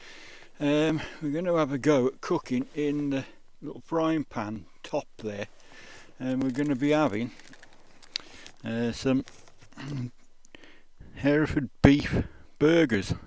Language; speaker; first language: English; native; English